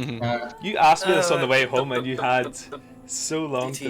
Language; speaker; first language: English; native; English